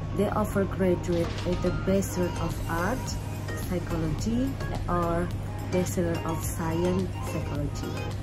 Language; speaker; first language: English; non-native, learner; Indonesian